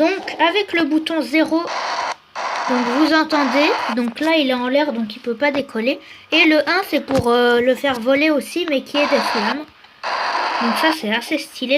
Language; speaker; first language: French; native; French